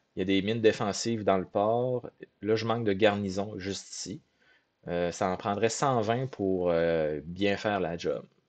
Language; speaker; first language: French; native; French